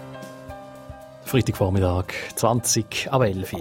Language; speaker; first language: German; non-native, local second language; Swiss German